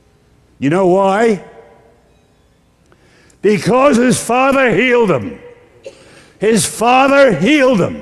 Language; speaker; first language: English; native; English